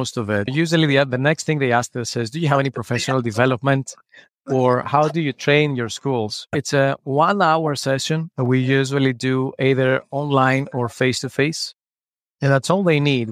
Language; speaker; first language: English; non-native, fluent; Greek